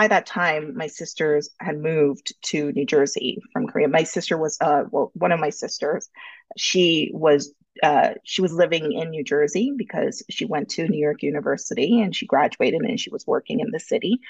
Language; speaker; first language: English; early bilingual, other home language; Korean